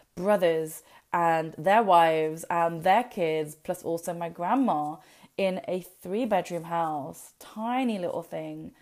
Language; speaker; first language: English; native; English